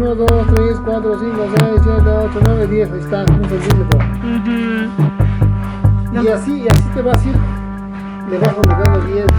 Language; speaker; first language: Spanish; native; Spanish